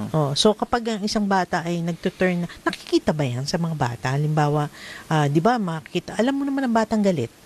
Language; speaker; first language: Filipino; native; Filipino